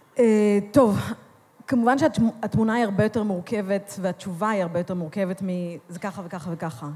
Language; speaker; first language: Hebrew; native; Hebrew